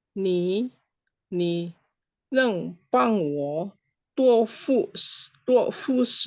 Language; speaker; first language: Chinese; non-native, learner; Indonesian